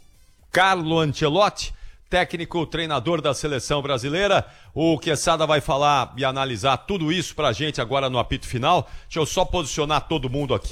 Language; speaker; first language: Portuguese; native; Portuguese